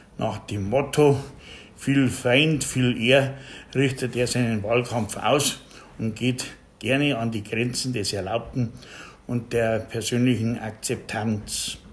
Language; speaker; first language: German; native; German